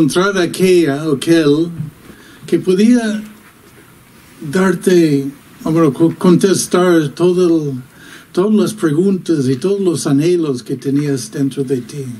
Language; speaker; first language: Spanish; non-native, fluent; English